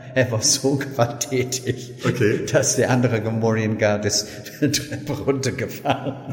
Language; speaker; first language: German; non-native, learner; English